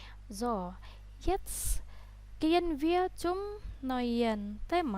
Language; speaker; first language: German; non-native, fluent; Indonesian